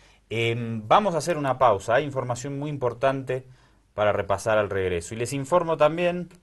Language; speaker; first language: Spanish; native; Spanish